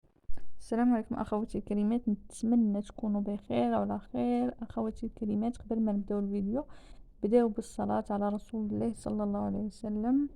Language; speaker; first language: Arabic; native; Arabic